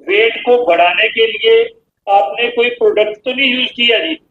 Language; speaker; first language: Hindi; non-native, local second language; Punjabi